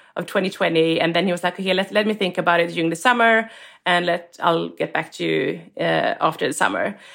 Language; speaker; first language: English; non-native, fluent; Swedish